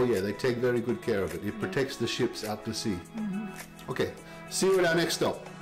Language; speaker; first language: English; native; English